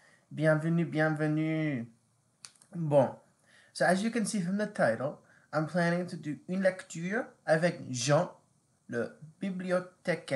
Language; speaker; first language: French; non-native, fluent; English